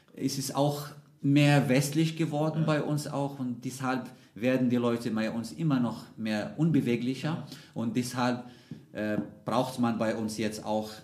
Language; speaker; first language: German; non-native, fluent; Arabic